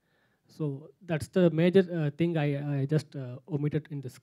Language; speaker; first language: Telugu; non-native, local second language; Tamil